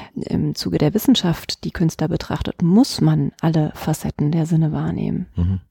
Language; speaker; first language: German; native; German